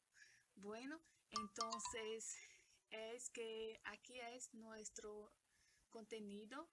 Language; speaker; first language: Spanish; non-native, learner; Portuguese